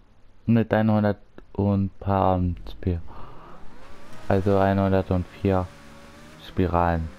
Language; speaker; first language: German; native; German